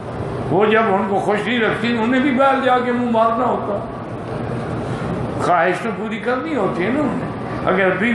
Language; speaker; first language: Urdu; native; Urdu